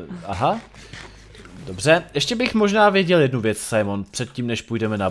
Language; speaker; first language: Czech; native; Czech